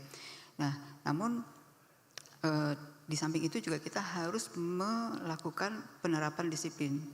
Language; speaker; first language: Indonesian; native; Indonesian